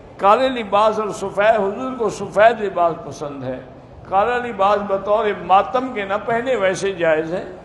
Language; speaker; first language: Urdu; early bilingual, heritage; Urdu